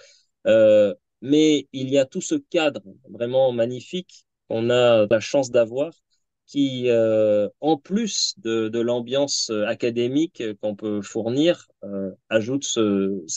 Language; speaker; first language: French; native; French